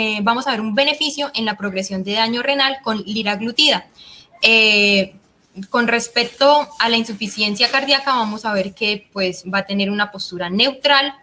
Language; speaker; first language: Spanish; native; Spanish